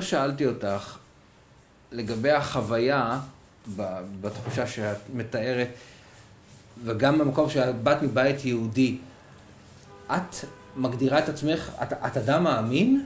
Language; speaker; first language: Hebrew; native; Hebrew